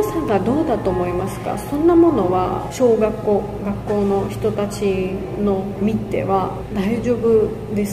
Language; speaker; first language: Japanese; non-native, learner; Georgian